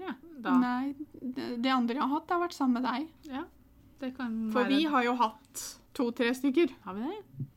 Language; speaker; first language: Norwegian; native; Norwegian